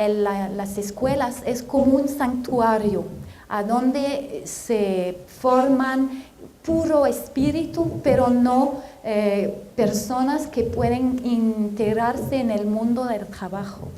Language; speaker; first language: Spanish; non-native, fluent; French